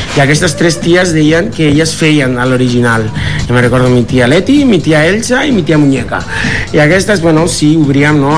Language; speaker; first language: Catalan; non-native, fluent; Spanish